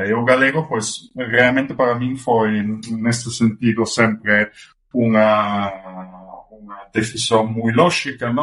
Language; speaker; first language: Galician; non-native, fluent; German